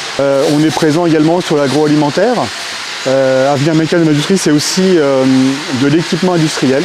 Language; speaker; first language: French; native; French